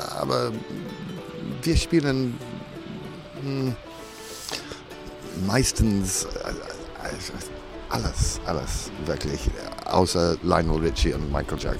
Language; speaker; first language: German; non-native, learner; English